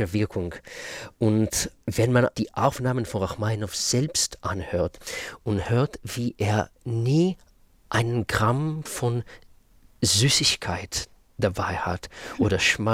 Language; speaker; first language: German; non-native, fluent; Russian